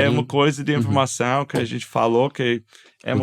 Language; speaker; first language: Portuguese; non-native, fluent; English